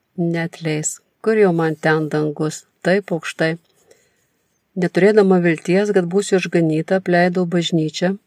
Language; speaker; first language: Lithuanian; native; Lithuanian